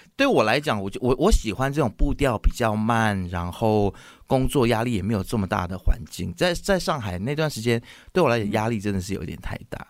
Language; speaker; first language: Chinese; native; Chinese